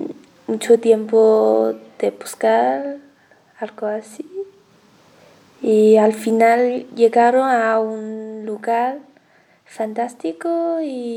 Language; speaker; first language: Spanish; non-native, learner; Chinese